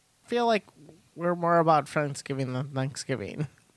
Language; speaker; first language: English; early bilingual, other home language; Spanish